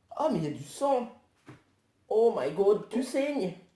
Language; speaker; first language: French; native; French